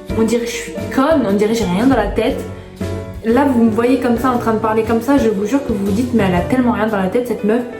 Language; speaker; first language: French; early bilingual, other home language; Arabic